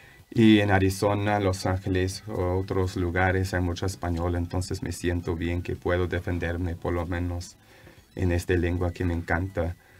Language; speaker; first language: Spanish; non-native, fluent; English